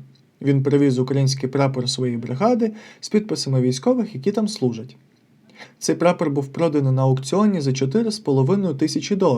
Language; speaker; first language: Ukrainian; native; Ukrainian